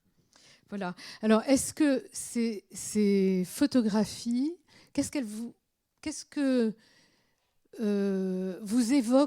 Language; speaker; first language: French; native; French